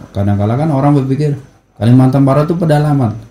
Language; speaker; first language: Indonesian; native; Indonesian